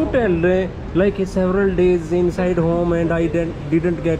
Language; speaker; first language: English; non-native, learner; Hindi